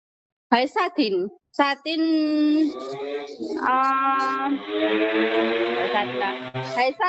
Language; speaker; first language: Cantonese; non-native, learner; Indonesian